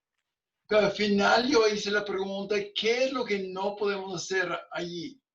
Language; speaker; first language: Spanish; non-native, fluent; English